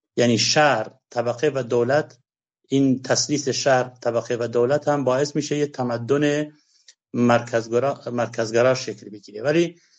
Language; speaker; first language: Persian; non-native, local second language; Kurdish